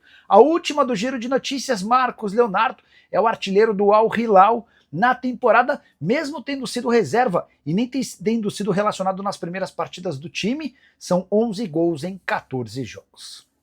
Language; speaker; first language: Portuguese; native; Portuguese